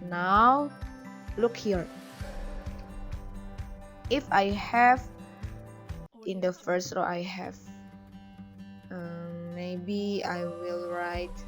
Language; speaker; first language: English; non-native, learner; Indonesian